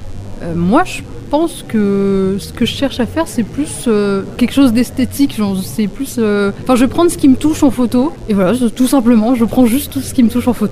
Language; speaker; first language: French; native; French